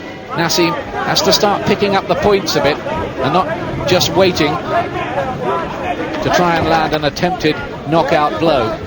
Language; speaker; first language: English; native; English